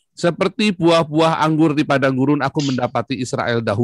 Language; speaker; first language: Indonesian; native; Indonesian